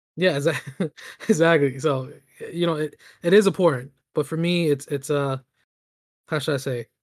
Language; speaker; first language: English; native; English